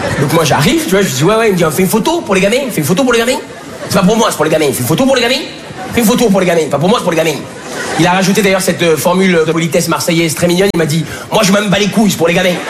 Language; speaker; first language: French; native; French